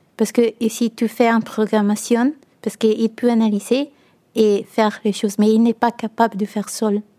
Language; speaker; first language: French; non-native, learner; Italian